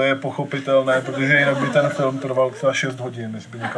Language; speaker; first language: Czech; native; Czech